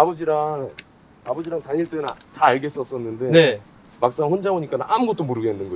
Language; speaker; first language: Korean; native; Korean